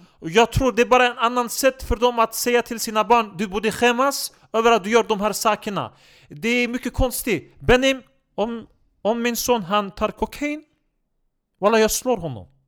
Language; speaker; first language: Swedish; non-native, local second language; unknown